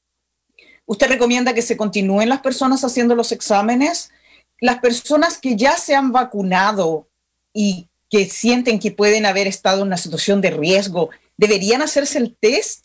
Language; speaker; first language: Spanish; native; Spanish